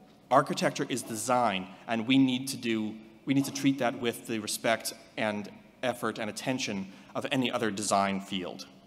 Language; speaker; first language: English; native; English